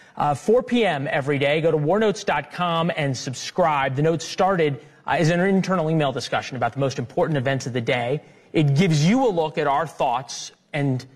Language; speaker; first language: English; native; English